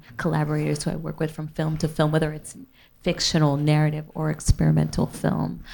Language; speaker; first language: English; native; English